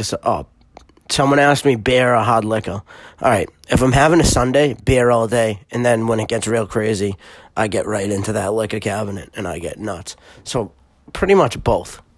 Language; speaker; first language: English; native; English